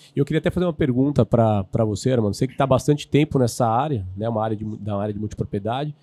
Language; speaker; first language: Portuguese; native; Portuguese